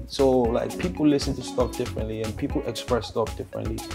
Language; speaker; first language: English; non-native, local second language; Hausa